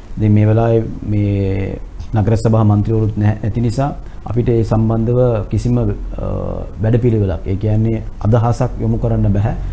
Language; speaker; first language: Sinhala; non-native, local second language; Tamil